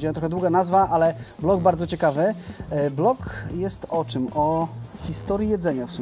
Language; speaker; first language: Polish; native; Polish